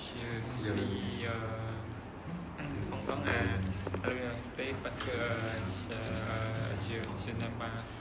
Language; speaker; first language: French; non-native, learner; Khmer